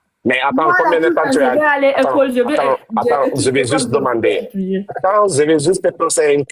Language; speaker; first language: French; non-native, learner; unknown